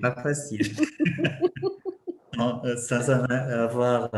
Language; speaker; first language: French; non-native, fluent; Portuguese